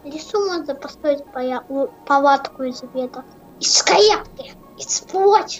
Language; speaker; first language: Russian; native; Russian